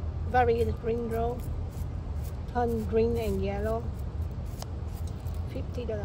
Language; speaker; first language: English; non-native, learner; Vietnamese